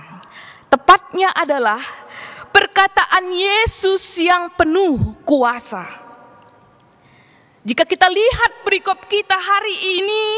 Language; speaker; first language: Indonesian; native; Indonesian